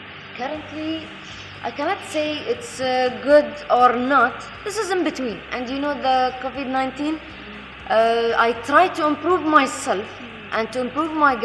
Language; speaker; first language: English; non-native, learner; Arabic